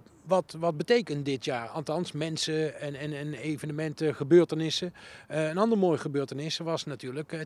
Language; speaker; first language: Dutch; native; Dutch